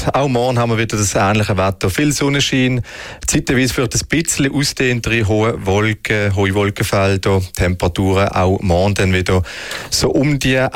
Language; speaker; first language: German; native; German